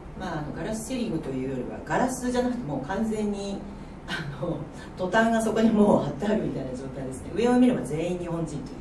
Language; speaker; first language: Japanese; native; Japanese